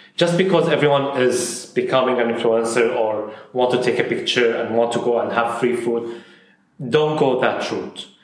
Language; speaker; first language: English; non-native, fluent; Arabic